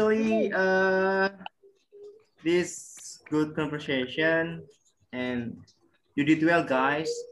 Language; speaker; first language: English; non-native, learner; Indonesian